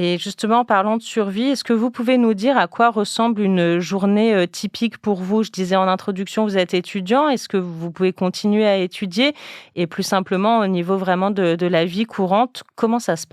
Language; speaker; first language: French; native; French